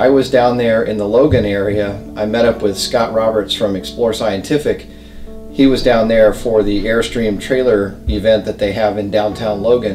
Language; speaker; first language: English; native; English